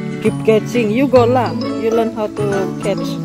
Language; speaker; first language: English; non-native, local second language; Malay